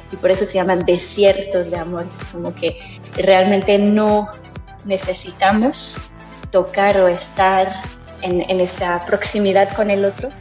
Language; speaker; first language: Spanish; non-native, fluent; French